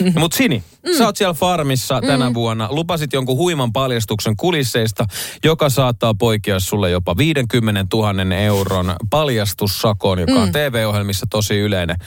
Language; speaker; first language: Finnish; native; Finnish